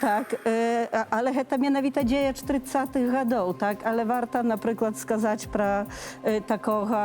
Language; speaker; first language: Polish; non-native, learner; Belarusian